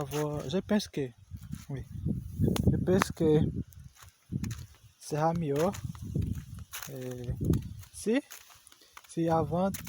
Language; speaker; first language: French; non-native, learner; Portuguese